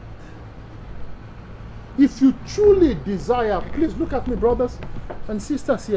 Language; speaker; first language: English; non-native, local second language; Yoruba